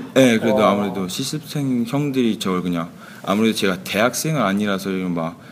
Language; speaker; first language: Korean; early bilingual, heritage; Korean